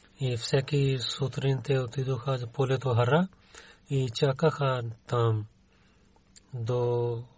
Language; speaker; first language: Bulgarian; non-native, learner; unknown